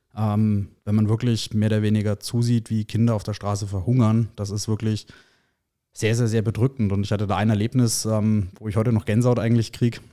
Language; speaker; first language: German; native; German